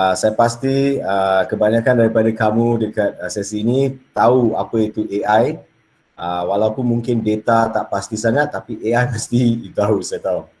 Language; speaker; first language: Malay; non-native, local second language; English